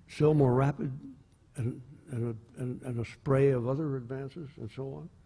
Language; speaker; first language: English; native; English